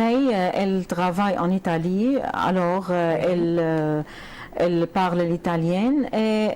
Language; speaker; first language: French; non-native, fluent; Arabic